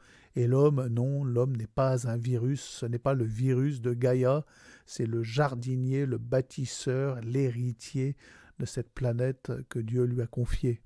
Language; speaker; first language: French; native; French